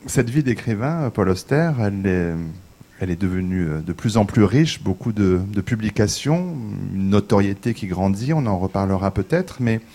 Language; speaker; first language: French; native; French